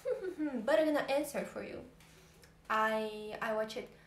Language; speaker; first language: English; non-native, learner; Portuguese